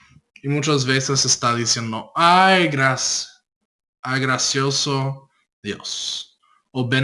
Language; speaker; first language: Spanish; non-native, learner; English